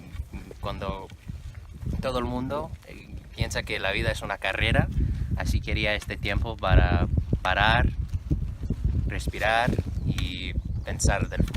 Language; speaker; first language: Spanish; non-native, fluent; English